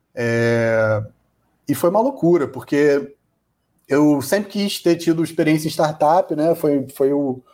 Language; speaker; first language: Portuguese; native; Portuguese